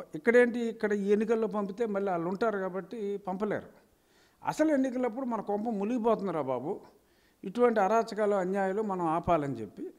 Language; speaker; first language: Telugu; native; Telugu